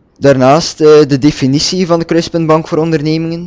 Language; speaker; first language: Dutch; native; Dutch